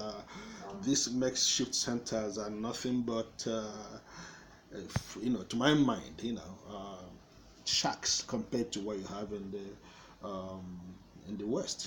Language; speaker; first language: English; non-native, local second language; Igbo